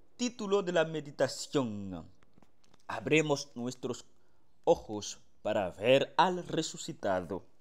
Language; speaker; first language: Spanish; non-native, fluent; Haitian Creole